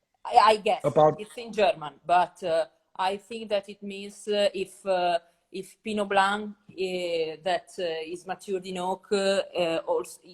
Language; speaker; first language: English; non-native, fluent; Italian